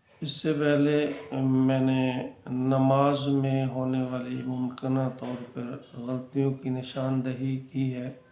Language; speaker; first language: Urdu; non-native, local second language; Punjabi